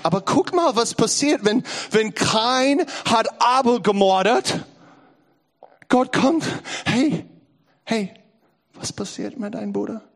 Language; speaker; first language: German; non-native, learner; English